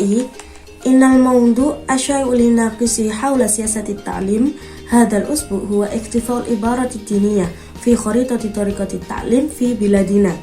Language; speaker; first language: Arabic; non-native, learner; Indonesian